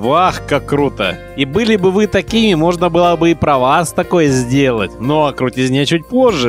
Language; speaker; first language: Russian; native; Russian